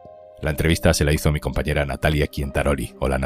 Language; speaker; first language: Spanish; native; Spanish